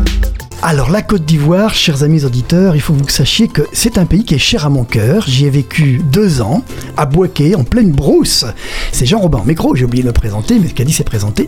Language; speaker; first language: French; native; French